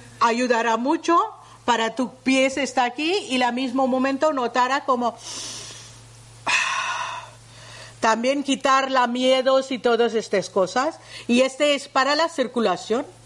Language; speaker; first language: Spanish; non-native, learner; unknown